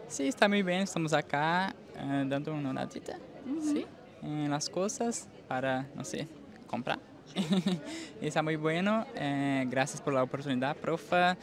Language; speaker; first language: Spanish; non-native, fluent; Portuguese